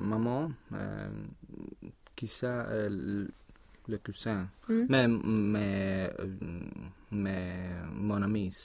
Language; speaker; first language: French; non-native, learner; Spanish